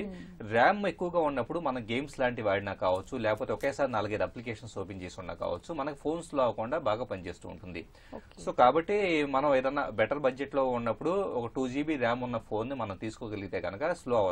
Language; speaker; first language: Telugu; native; Telugu